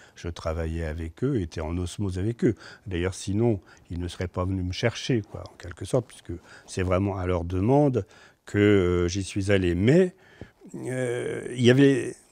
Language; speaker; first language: French; native; French